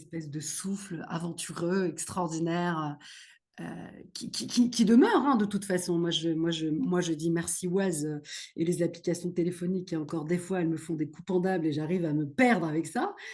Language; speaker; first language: French; native; French